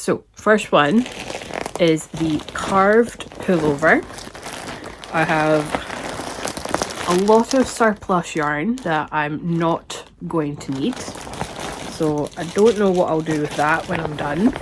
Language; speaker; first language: English; native; English